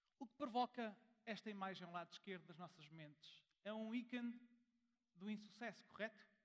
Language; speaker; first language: Portuguese; early bilingual, heritage; German